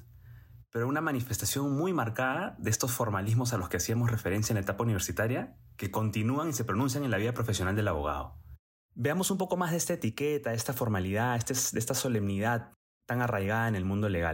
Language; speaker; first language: Spanish; native; Spanish